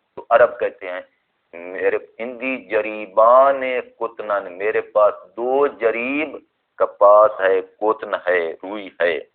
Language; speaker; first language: Urdu; non-native, local second language; Punjabi